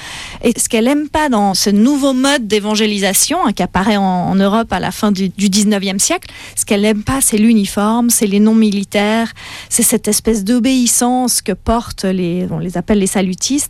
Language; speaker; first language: French; native; French